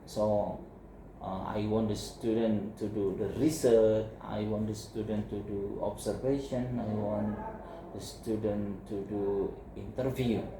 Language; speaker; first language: English; non-native, learner; Indonesian